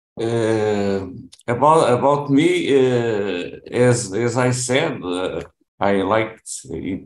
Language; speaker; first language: English; non-native, learner; Portuguese